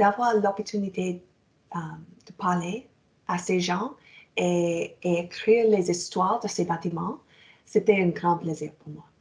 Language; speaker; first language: French; non-native, fluent; English